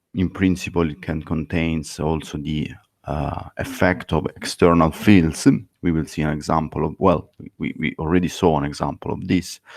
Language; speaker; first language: English; non-native, fluent; Italian